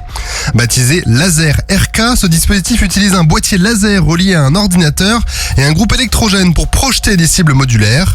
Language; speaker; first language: French; native; French